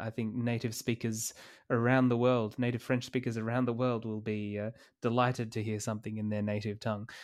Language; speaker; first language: English; native; English